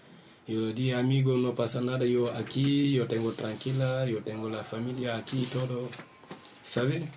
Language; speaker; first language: Spanish; non-native, learner; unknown